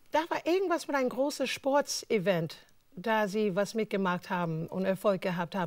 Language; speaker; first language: German; non-native, fluent; English